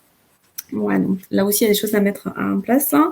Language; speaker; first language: French; native; French